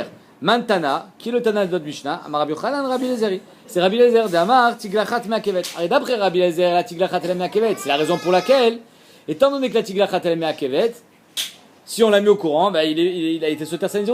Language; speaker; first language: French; native; French